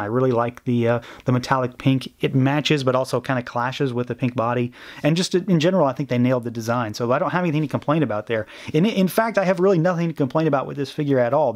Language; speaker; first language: English; native; English